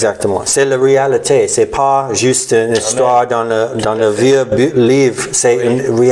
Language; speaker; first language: French; non-native, learner; English